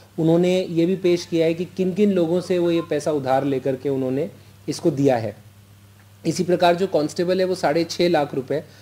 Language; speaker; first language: Hindi; native; Hindi